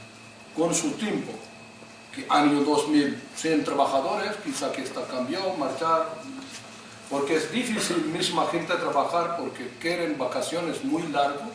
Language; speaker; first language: Spanish; non-native, learner; Urdu